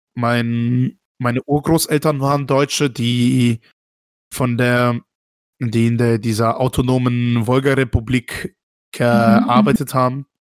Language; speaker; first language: German; early bilingual, other home language; Russian